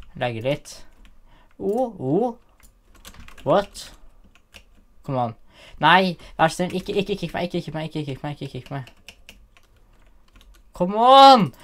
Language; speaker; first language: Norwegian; native; Norwegian